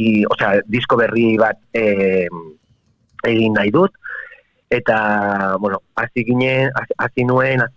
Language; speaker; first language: Basque; non-native, local second language; Spanish